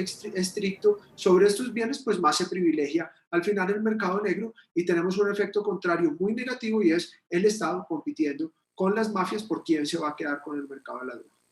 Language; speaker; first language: Spanish; native; Spanish